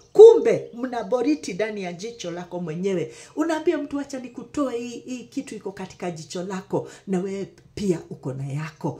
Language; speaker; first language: Swahili; non-native, local second language; Kikuyu